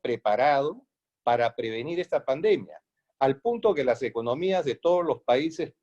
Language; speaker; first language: Spanish; native; Spanish